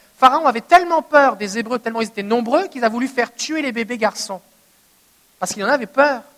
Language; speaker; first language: French; native; French